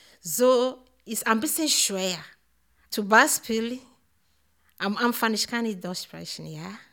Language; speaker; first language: German; non-native, learner; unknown